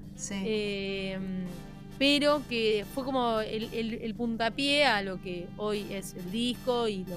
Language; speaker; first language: Spanish; native; Spanish